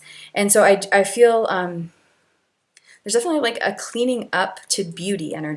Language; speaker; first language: English; native; English